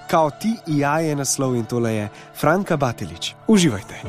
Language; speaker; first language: Slovenian; native; Slovenian